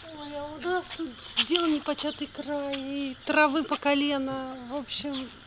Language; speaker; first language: Russian; native; Russian